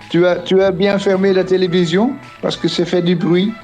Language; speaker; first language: French; non-native, fluent; Dutch